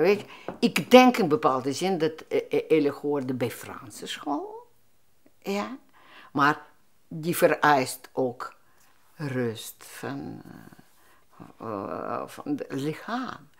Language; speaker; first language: Dutch; non-native, fluent; Russian